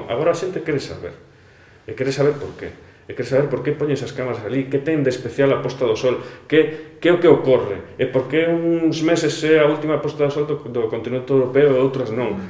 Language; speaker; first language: Galician; native; Galician